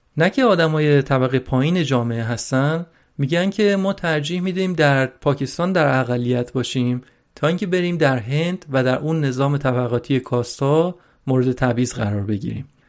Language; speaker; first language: Persian; native; Persian